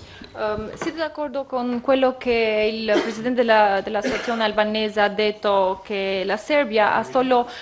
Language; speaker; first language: Italian; non-native, fluent; Albanian